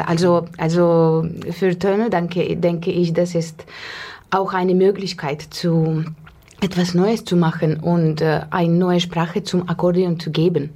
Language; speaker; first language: German; non-native, learner; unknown